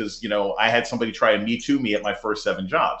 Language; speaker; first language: English; native; English